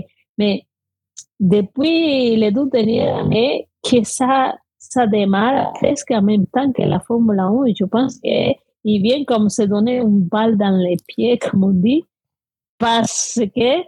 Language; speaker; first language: French; non-native, fluent; Spanish